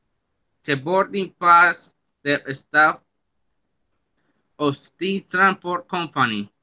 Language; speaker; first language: English; non-native, learner; Spanish